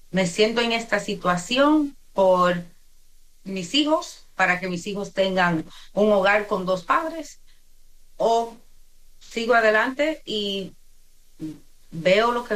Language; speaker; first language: Spanish; early bilingual, heritage; Spanish